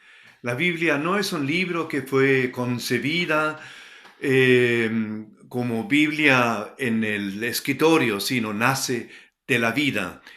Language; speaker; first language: Spanish; non-native, fluent; German